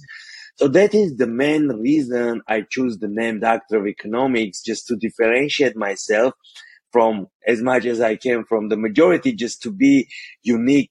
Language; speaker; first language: English; non-native, fluent; Armenian